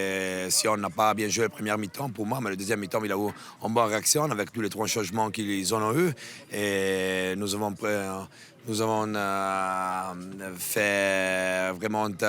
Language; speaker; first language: French; non-native, local second language; Italian